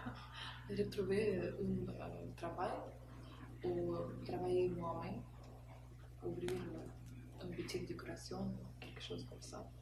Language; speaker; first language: French; non-native, learner; Russian